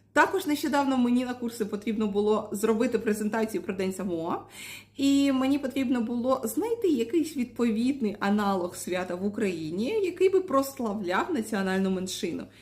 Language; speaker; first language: Ukrainian; native; Ukrainian